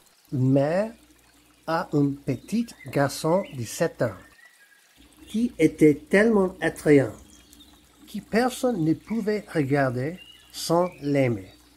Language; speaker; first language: French; non-native, learner; English